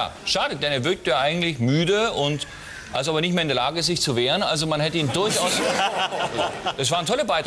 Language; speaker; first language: German; native; German